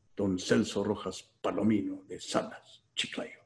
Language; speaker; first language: Spanish; native; Spanish